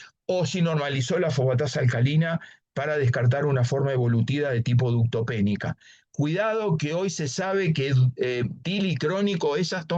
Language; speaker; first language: Spanish; native; Spanish